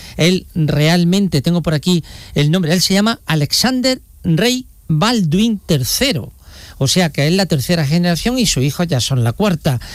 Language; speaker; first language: Spanish; native; Spanish